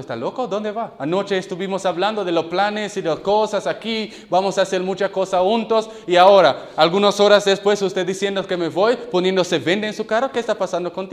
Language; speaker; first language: Spanish; non-native, learner; English